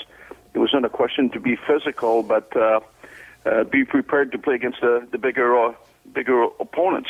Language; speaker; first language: English; native; English